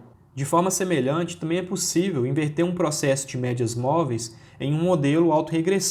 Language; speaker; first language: Portuguese; native; Portuguese